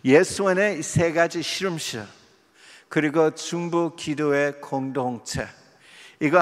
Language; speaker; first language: Korean; non-native, fluent; English